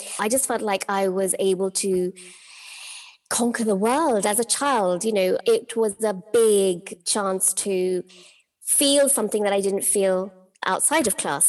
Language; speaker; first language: English; native; English